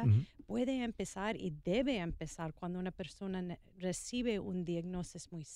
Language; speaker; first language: Spanish; non-native, learner; English